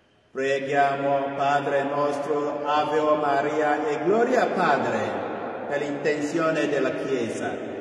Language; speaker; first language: Italian; non-native, fluent; Igbo